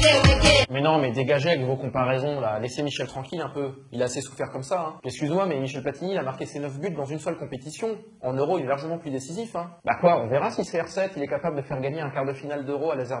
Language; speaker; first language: French; native; French